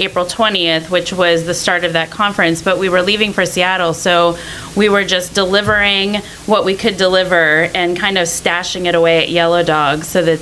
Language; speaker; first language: English; native; English